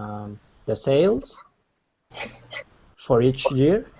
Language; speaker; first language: English; non-native, learner; Spanish